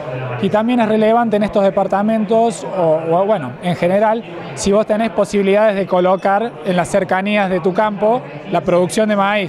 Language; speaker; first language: Spanish; native; Spanish